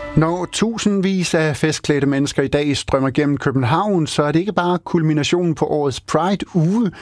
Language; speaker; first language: Danish; native; Danish